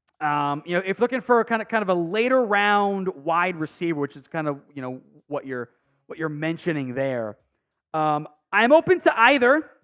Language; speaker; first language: English; native; English